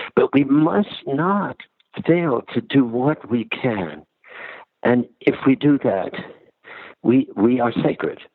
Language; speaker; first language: English; early bilingual, other home language; Ukrainian